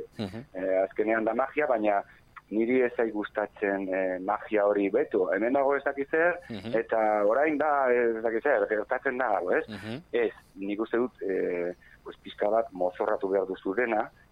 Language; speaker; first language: Basque; non-native, local second language; Spanish